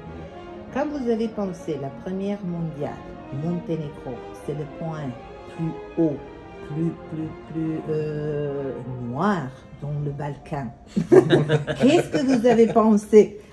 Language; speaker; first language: French; non-native, learner; Serbian